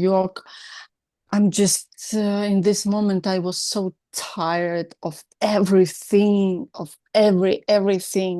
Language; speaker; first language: English; non-native, learner; Russian